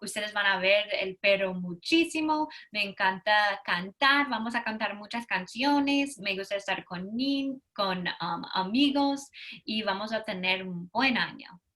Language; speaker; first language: Spanish; non-native, fluent; English